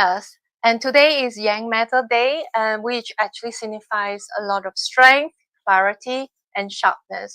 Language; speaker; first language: English; non-native, fluent; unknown